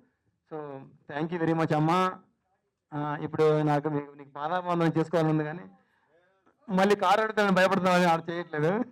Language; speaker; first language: Telugu; native; Telugu